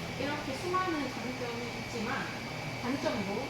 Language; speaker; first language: Korean; native; Korean